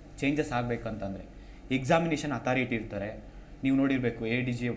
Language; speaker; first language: Kannada; native; Kannada